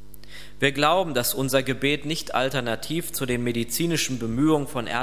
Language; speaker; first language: German; native; German